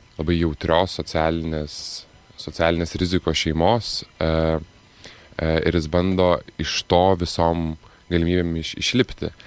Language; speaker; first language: Lithuanian; native; Lithuanian